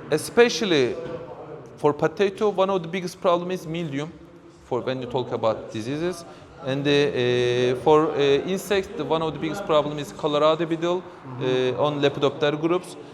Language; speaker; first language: English; non-native, fluent; Turkish